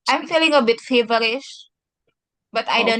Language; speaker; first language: English; non-native, fluent; Indonesian